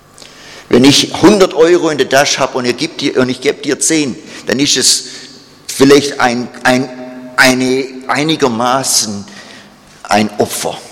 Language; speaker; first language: German; non-native, fluent; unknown